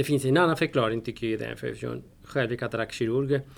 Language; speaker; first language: Swedish; non-native, fluent; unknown